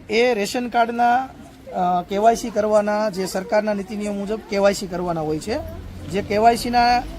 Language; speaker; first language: Gujarati; native; Gujarati